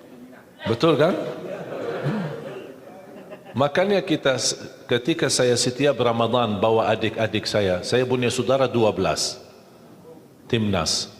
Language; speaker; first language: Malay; non-native, fluent; Arabic